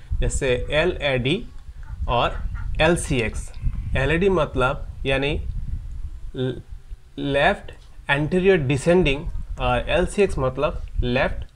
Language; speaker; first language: Hindi; non-native, local second language; Bangla